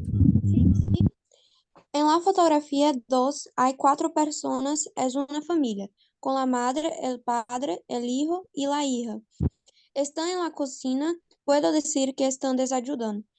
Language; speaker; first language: Spanish; non-native, learner; Portuguese